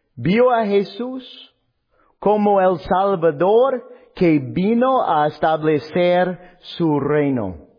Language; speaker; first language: Spanish; non-native, learner; English